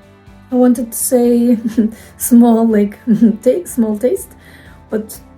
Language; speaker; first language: English; non-native, fluent; Russian